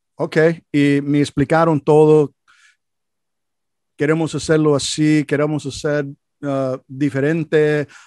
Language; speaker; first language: Spanish; non-native, learner; English